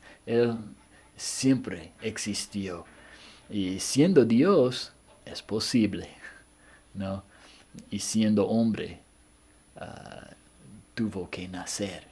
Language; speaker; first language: Spanish; non-native, fluent; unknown